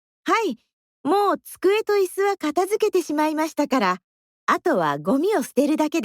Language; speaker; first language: Japanese; non-native, learner; Indonesian